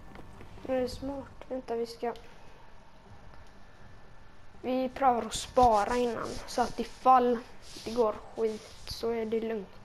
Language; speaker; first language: Swedish; native; Swedish